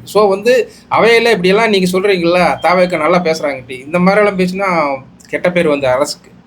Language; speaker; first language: Tamil; native; Tamil